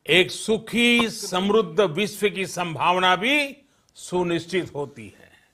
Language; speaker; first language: Hindi; non-native, local second language; Gujarati